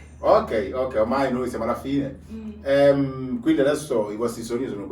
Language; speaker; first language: Italian; native; Italian